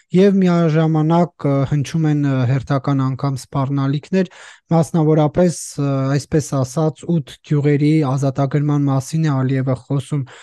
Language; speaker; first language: Armenian; native; Armenian